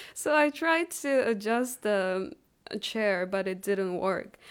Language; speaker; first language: English; non-native, fluent; Chinese